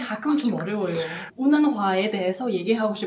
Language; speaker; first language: Korean; non-native, learner; German